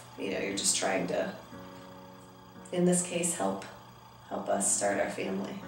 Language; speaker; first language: English; native; English